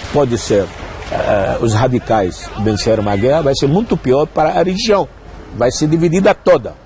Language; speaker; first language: Portuguese; non-native, fluent; Arabic